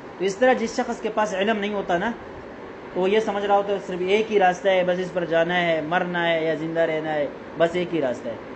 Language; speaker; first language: Urdu; non-native, local second language; Pashto